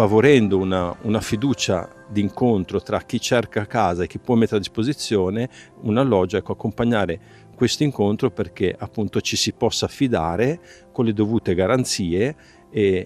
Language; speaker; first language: Italian; native; Italian